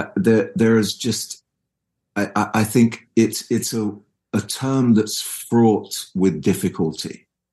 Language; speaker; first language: English; native; English